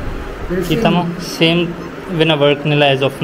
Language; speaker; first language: Filipino; non-native, learner; Hindi